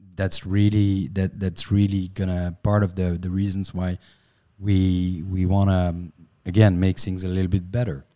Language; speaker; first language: English; non-native, fluent; French